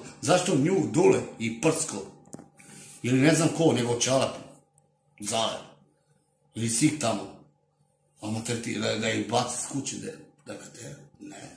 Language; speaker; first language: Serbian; non-native, local second language; Romany